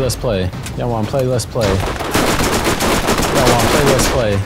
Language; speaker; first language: English; native; English